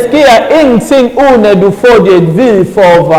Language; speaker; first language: Danish; non-native, fluent; French